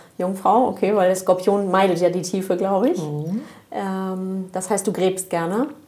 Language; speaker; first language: German; native; German